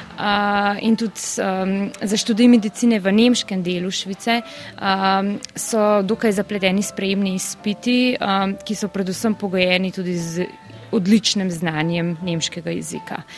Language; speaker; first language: Slovenian; native; Slovenian